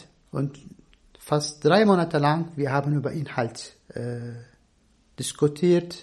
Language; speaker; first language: German; non-native, fluent; Turkish